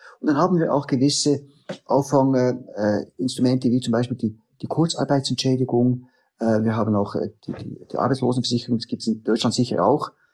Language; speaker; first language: German; native; German